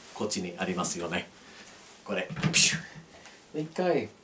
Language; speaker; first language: Japanese; non-native, learner; English